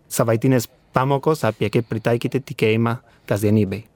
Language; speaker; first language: Lithuanian; non-native, fluent; Spanish